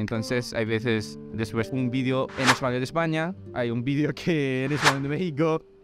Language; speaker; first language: Spanish; non-native, fluent; Filipino